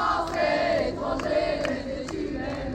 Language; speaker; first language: French; native; French